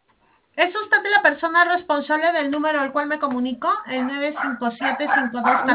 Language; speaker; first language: Spanish; native; Spanish